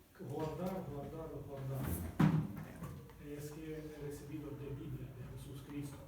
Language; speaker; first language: Spanish; non-native, learner; Russian